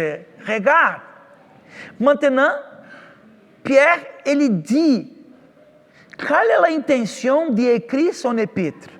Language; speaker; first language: French; non-native, fluent; Portuguese